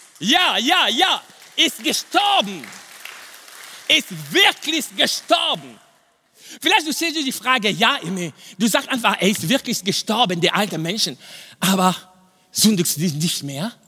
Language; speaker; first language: German; non-native, fluent; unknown